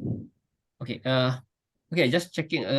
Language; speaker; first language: English; non-native, fluent; Malay